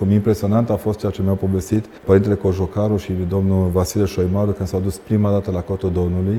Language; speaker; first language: Romanian; native; Romanian